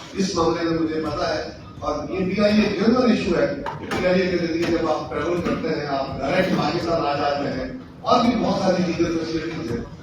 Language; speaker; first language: Urdu; non-native, local second language; Punjabi